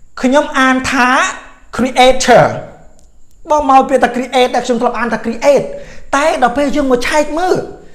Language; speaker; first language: Khmer; native; Khmer